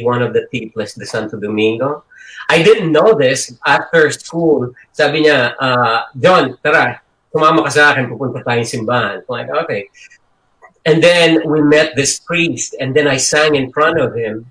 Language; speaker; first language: English; non-native, local second language; Filipino